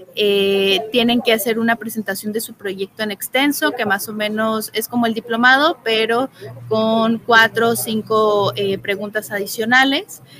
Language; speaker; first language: Spanish; native; Spanish